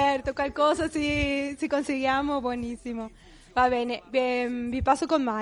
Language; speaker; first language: Italian; non-native, fluent; Spanish